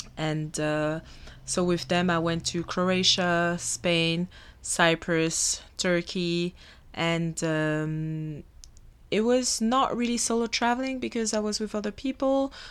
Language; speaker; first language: English; non-native, fluent; French